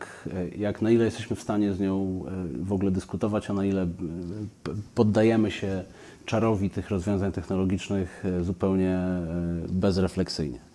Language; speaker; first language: Polish; native; Polish